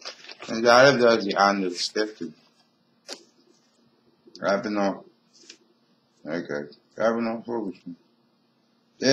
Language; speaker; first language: Dutch; non-native, local second language; Papiamento